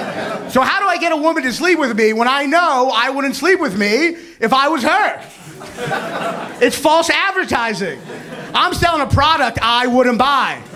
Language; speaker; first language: English; native; English